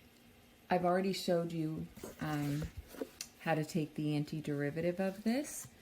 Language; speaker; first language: English; native; English